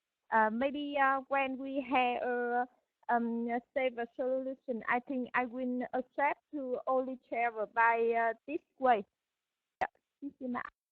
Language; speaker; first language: English; non-native, learner; Vietnamese